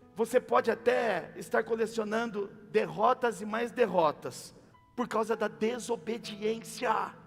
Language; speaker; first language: Portuguese; native; Portuguese